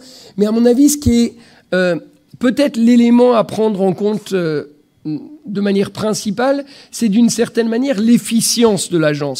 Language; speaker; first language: French; native; French